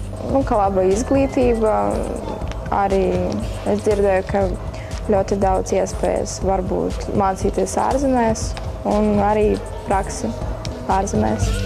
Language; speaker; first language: Latvian; non-native, local second language; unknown